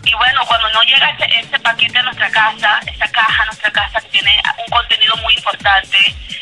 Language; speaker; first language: Spanish; early bilingual, heritage; Spanish